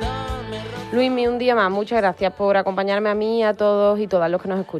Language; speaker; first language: Spanish; native; Spanish